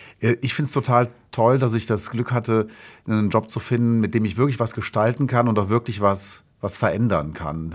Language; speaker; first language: German; native; German